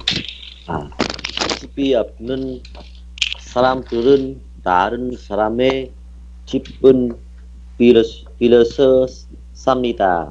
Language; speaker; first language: Korean; non-native, learner; Vietnamese